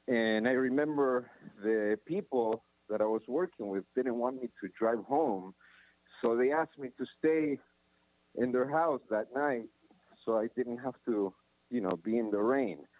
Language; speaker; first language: English; non-native, fluent; Spanish